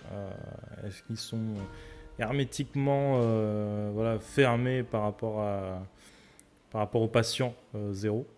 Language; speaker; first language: French; native; French